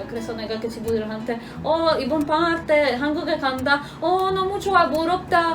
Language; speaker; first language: Korean; non-native, fluent; Polish